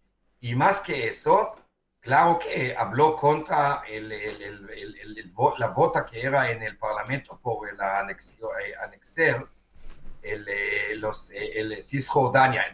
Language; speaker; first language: Spanish; non-native, fluent; Hebrew